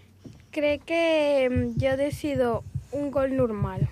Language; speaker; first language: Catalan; non-native, local second language; Spanish